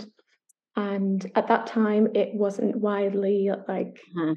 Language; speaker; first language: English; native; English